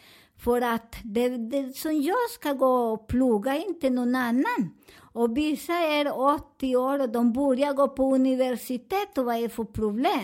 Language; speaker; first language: Swedish; non-native, learner; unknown